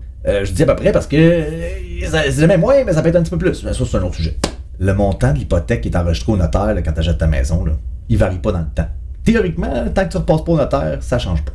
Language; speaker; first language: French; native; French